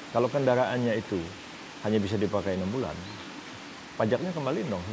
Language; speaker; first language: Indonesian; native; Indonesian